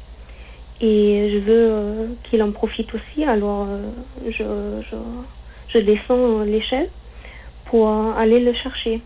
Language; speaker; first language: French; non-native, fluent; German